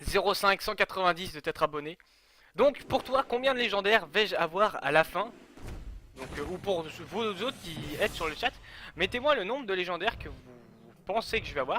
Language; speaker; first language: French; native; French